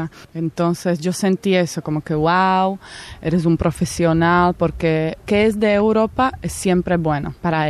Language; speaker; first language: Spanish; non-native, fluent; Slovak